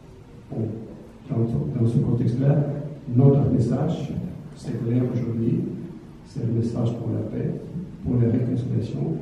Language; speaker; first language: French; non-native, fluent; Azerbaijani